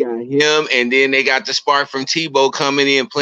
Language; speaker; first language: English; native; English